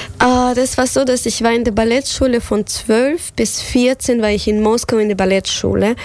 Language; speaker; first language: German; non-native, fluent; Russian